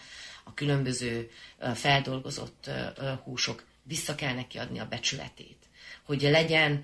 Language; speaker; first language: Hungarian; native; Hungarian